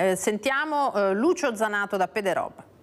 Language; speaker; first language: Italian; native; Italian